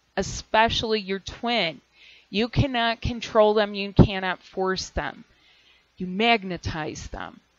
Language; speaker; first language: English; native; English